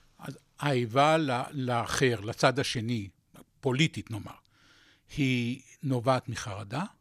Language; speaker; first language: Hebrew; native; Hebrew